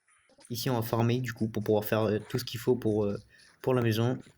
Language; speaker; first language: French; native; French